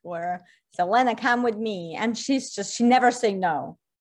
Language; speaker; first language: English; non-native, fluent; Polish